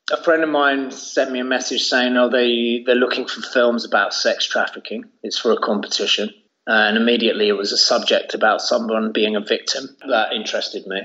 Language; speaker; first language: English; native; English